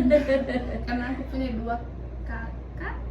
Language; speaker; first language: Indonesian; early bilingual, heritage; Arabic